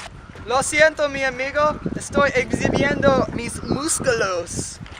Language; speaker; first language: Spanish; non-native, learner; English